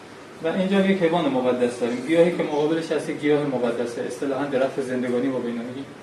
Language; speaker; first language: Persian; native; Persian